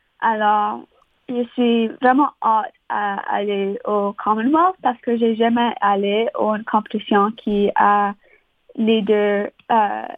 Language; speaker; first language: French; non-native, local second language; English